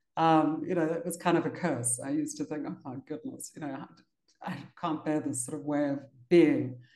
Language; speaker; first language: English; native; English